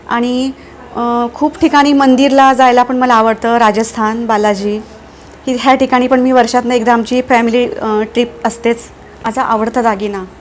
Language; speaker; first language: Marathi; native; Marathi